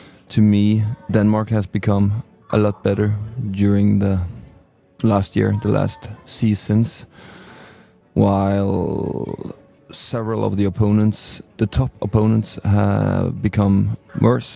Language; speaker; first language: English; non-native, fluent; Norwegian